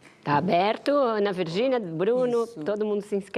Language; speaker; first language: Portuguese; native; Portuguese